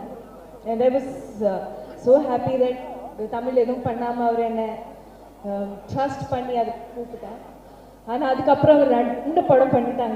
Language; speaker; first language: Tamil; non-native, fluent; Malayalam